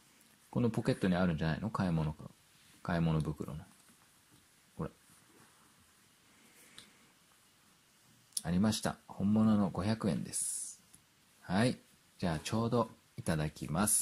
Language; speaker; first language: Japanese; native; Japanese